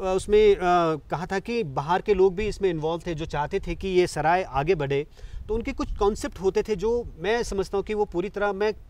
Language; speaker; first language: Hindi; native; Hindi